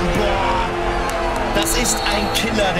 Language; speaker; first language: German; native; German